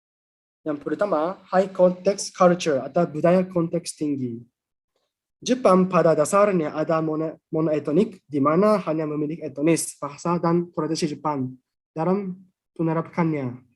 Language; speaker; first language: Indonesian; non-native, fluent; Japanese